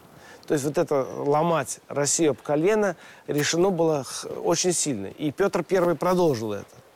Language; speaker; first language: Russian; native; Russian